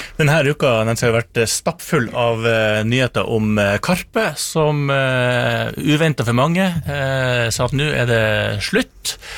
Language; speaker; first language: Norwegian; native; Norwegian